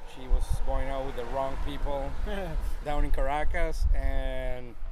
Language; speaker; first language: English; non-native, fluent; Spanish